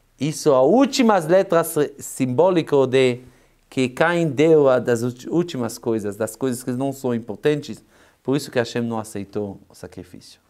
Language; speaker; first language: Portuguese; non-native, fluent; Hebrew